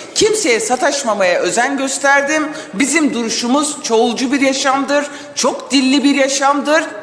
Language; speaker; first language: Turkish; non-native, local second language; Kurdish